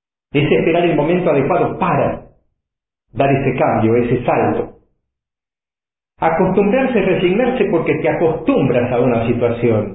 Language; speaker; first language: Spanish; native; Spanish